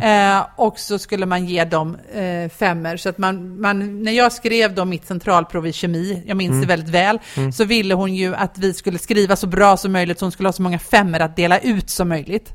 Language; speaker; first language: Swedish; native; Swedish